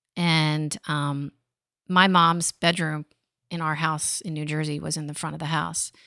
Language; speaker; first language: English; native; English